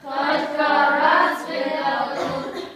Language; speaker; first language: Russian; non-native, learner; Mongolian